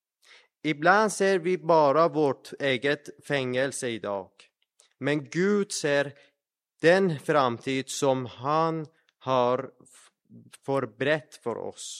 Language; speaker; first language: Swedish; non-native, fluent; Persian